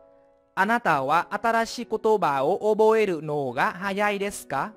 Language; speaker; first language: Japanese; non-native, fluent; Vietnamese